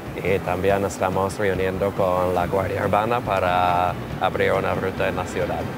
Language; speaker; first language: Spanish; non-native, fluent; English